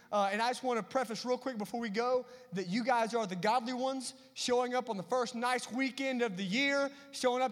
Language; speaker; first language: English; native; English